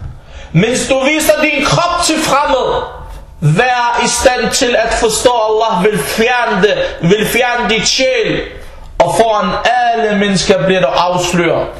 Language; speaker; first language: Danish; early bilingual, other home language; Arabic